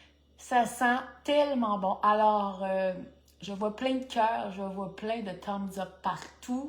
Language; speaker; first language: French; native; French